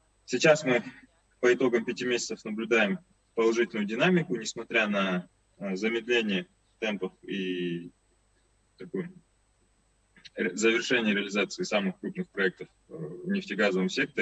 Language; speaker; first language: Russian; native; Russian